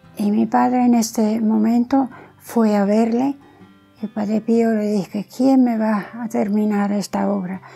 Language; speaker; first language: Spanish; non-native, fluent; Italian